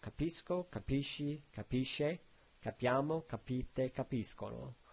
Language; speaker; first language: Italian; non-native, learner; English